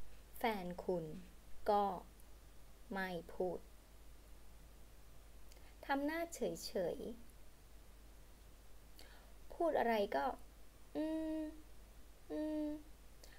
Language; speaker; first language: Thai; native; Thai